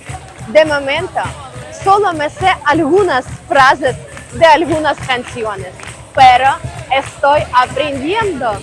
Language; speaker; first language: Spanish; non-native, learner; Ukrainian